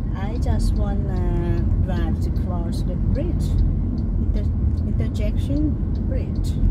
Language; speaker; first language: English; non-native, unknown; Thai